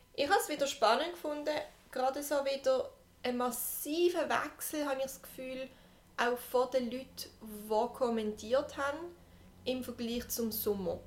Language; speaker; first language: German; native; German